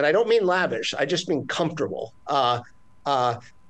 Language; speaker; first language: English; native; English